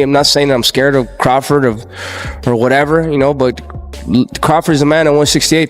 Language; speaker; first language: English; native; English